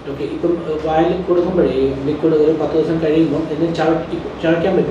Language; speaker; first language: Malayalam; native; Malayalam